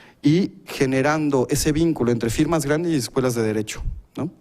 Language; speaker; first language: Spanish; native; Spanish